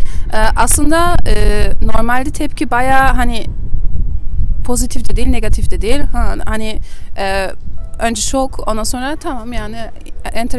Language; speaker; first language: Turkish; early bilingual, heritage; German